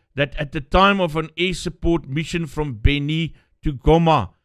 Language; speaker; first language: English; non-native, local second language; Afrikaans